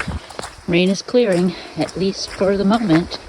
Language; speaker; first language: English; native; English